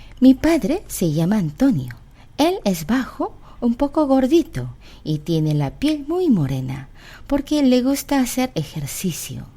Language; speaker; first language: Spanish; non-native, fluent; Korean